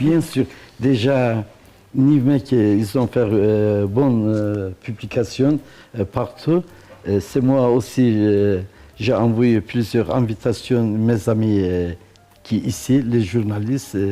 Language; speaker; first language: French; non-native, learner; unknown